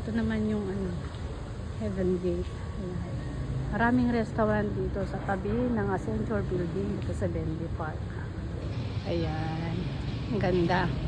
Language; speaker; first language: Filipino; non-native, local second language; Iloko